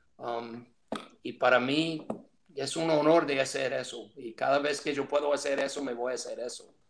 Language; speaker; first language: Spanish; non-native, fluent; English